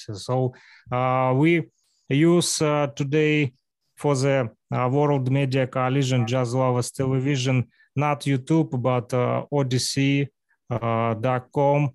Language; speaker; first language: English; non-native, learner; Russian